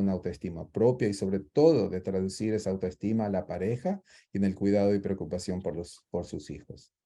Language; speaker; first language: Spanish; native; Spanish